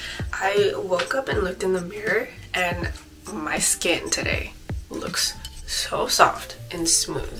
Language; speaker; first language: English; native; English